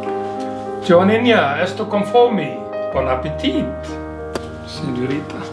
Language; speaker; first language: Portuguese; non-native, learner; Icelandic